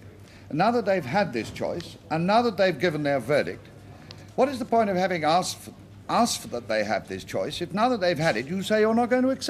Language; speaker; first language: English; native; English